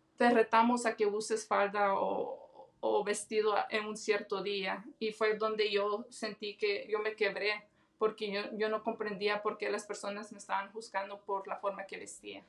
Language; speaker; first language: Spanish; early bilingual, heritage; Spanish